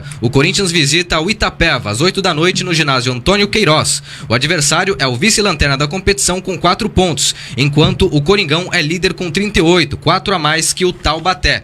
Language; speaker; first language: Portuguese; native; Portuguese